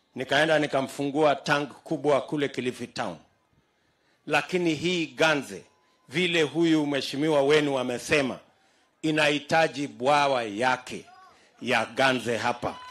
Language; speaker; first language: Swahili; non-native, local second language; Kalenjin